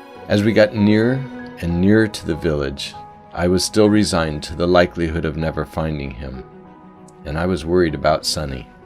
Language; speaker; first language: English; native; English